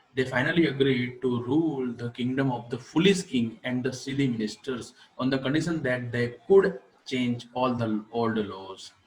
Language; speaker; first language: English; non-native, local second language; Gujarati